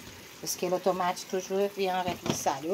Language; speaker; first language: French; non-native, learner; Portuguese